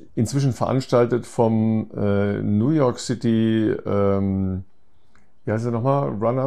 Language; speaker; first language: German; native; German